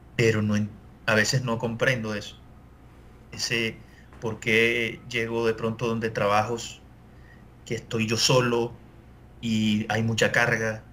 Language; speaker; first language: Spanish; native; Spanish